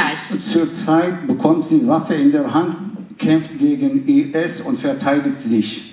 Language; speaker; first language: German; non-native, fluent; Arabic